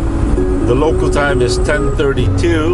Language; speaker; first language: English; native; English